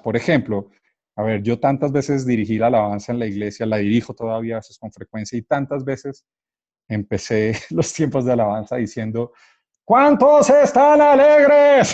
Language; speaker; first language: Spanish; native; Spanish